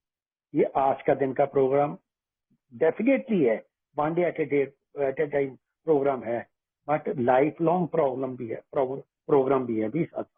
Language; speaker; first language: Hindi; native; Hindi